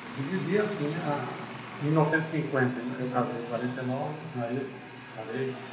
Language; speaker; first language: Portuguese; native; Portuguese